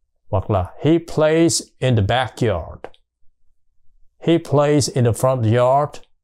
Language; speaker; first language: English; non-native, fluent; Vietnamese